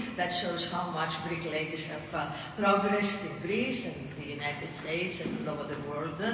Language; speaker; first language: English; non-native, fluent; Greek